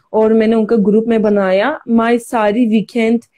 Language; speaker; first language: Hindi; non-native, learner; Turkish